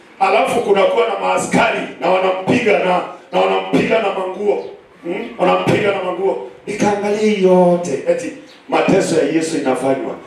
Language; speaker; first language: Swahili; non-native, local second language; Kamba